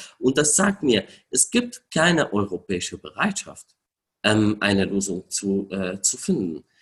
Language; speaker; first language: German; non-native, fluent; Arabic